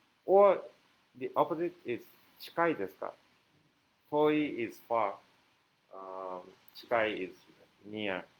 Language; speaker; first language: English; non-native, fluent; Japanese